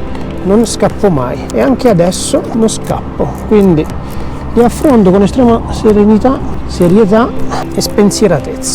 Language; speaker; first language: Italian; native; Italian